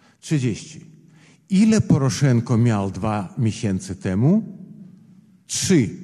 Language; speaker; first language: Polish; non-native, fluent; Russian